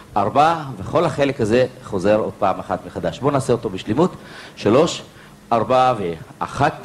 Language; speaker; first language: Hebrew; native; Hebrew